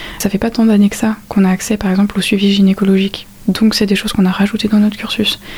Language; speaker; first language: French; native; French